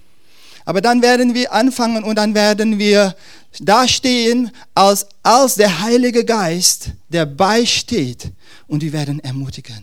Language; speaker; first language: German; non-native, fluent; Dutch